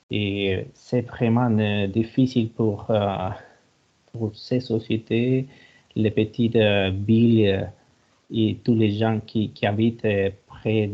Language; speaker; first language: French; non-native, learner; Spanish